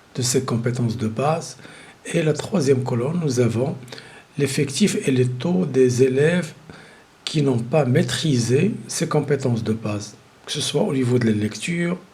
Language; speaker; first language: French; non-native, local second language; Arabic